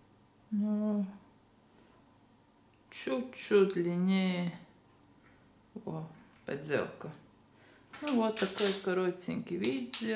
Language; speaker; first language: Russian; non-native, learner; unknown